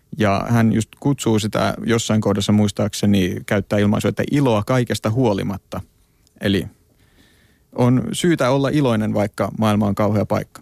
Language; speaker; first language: Finnish; native; Finnish